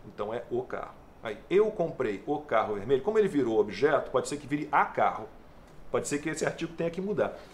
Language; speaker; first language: Portuguese; native; Portuguese